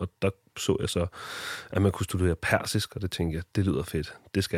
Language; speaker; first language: Danish; native; Danish